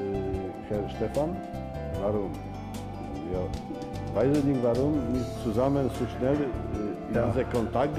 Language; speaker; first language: German; non-native, learner; Polish